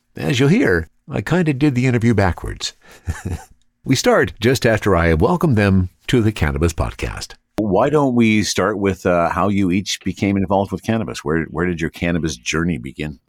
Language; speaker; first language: English; native; English